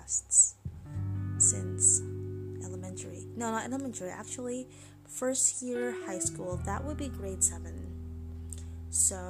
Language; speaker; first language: English; non-native, local second language; Filipino